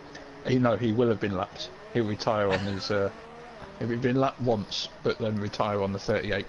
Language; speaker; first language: English; native; English